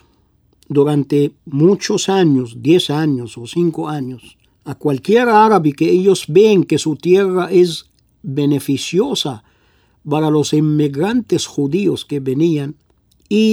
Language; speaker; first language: Spanish; non-native, fluent; Arabic